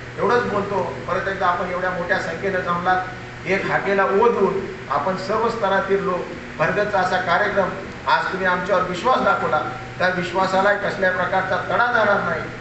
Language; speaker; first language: Marathi; native; Marathi